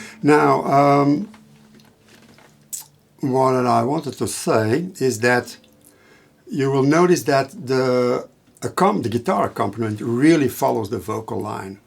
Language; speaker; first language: English; non-native, fluent; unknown